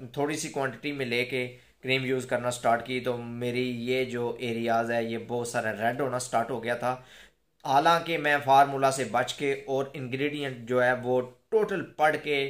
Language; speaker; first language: Urdu; non-native, local second language; Punjabi